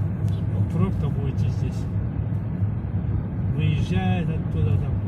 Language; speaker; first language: Russian; non-native, learner; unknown